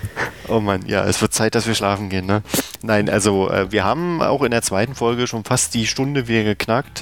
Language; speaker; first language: German; native; German